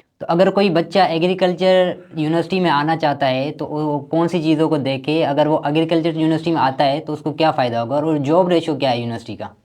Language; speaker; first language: Urdu; non-native, local second language; Sindhi